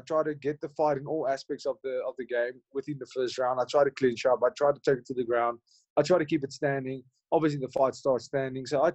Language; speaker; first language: English; non-native, local second language; Afrikaans